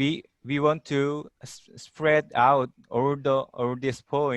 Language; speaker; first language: English; non-native, learner; Korean